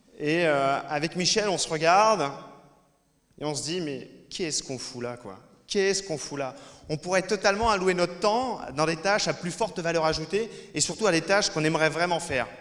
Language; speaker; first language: French; native; French